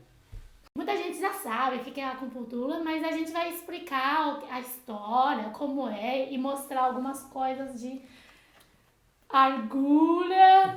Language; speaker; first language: Portuguese; non-native, fluent; Chinese